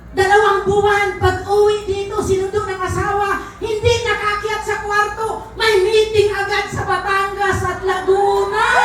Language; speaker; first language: Filipino; non-native, local second language; Cebuano